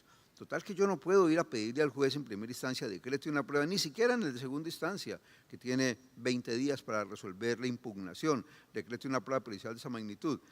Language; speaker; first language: Spanish; native; Spanish